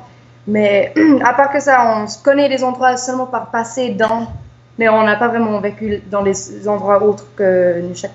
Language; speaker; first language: French; early bilingual, heritage; English